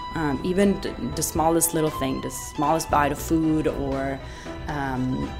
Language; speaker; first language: English; non-native, fluent; Italian